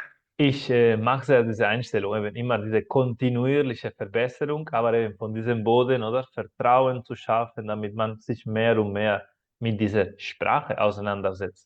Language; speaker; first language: German; non-native, fluent; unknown